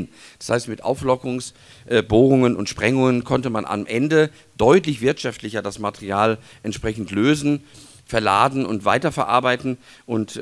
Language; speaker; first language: German; native; German